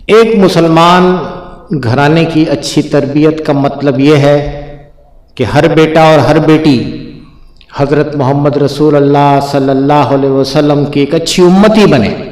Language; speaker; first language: Urdu; native; Urdu